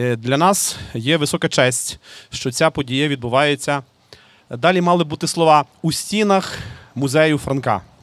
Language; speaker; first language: Ukrainian; native; Ukrainian